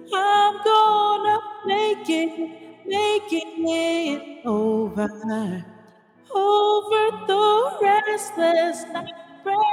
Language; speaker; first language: English; native; English